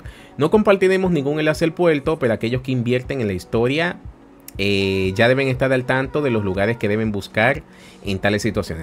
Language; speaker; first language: Spanish; native; Spanish